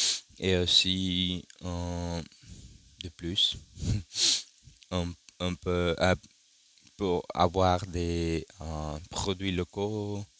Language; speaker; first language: French; non-native, learner; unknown